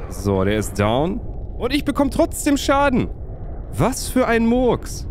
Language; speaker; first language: German; native; German